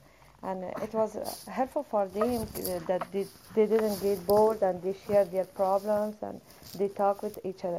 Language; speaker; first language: English; non-native, fluent; Persian